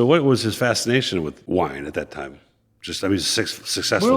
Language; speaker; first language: English; native; English